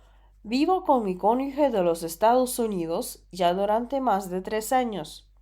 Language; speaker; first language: Spanish; non-native, fluent; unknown